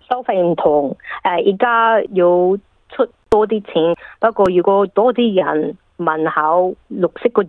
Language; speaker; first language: Cantonese; early bilingual, heritage; English